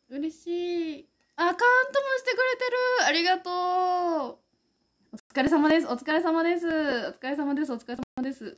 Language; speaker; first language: Japanese; native; Japanese